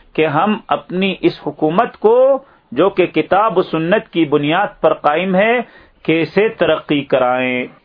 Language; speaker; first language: Urdu; native; Urdu